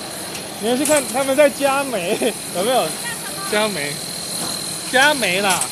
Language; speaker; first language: Chinese; native; Chinese